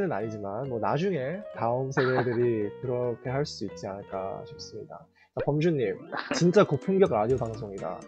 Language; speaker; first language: Korean; early bilingual, heritage; Korean